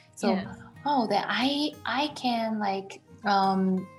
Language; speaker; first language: English; non-native, fluent; Korean